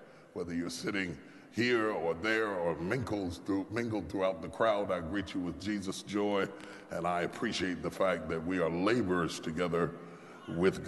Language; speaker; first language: English; native; English